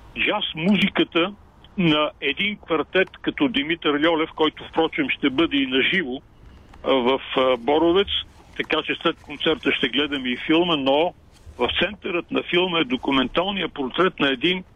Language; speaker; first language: Bulgarian; native; Bulgarian